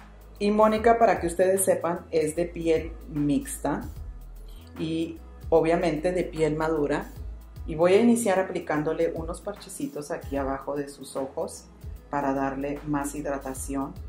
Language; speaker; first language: Spanish; native; Spanish